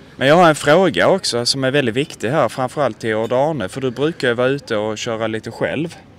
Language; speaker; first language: Swedish; native; Swedish